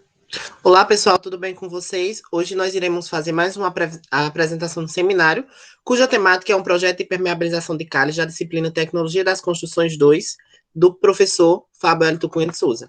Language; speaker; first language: Portuguese; native; Portuguese